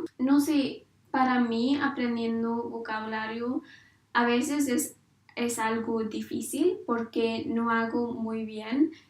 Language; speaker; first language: Spanish; non-native, learner; English